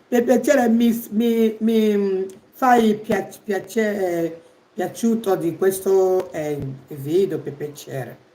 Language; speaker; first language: Italian; non-native, learner; Igbo